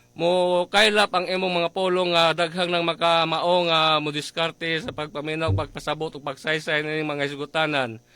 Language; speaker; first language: Cebuano; native; Cebuano